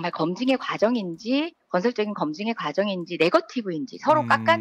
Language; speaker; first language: Korean; native; Korean